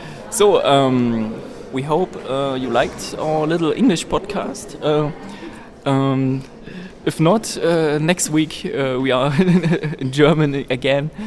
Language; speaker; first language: English; non-native, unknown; German